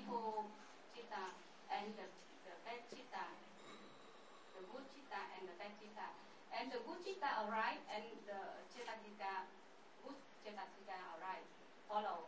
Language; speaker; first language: English; non-native, learner; Vietnamese